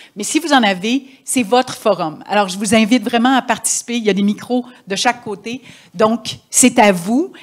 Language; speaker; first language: French; native; French